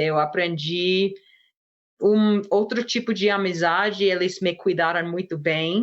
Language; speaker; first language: Portuguese; non-native, fluent; English